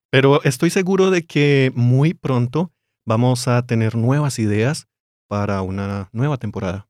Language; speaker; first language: Spanish; native; Spanish